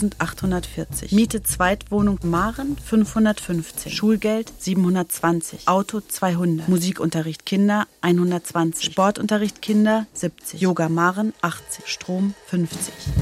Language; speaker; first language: German; native; German